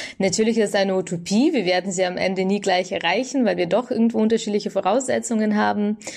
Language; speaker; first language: German; early bilingual, other home language; Russian